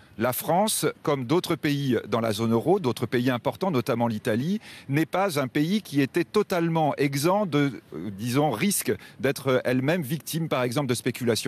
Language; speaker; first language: French; native; French